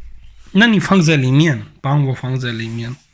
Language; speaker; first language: Chinese; non-native, learner; Punjabi